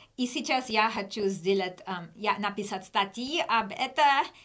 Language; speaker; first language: Russian; non-native, learner; English